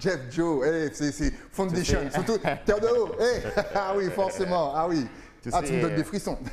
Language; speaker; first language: French; native; French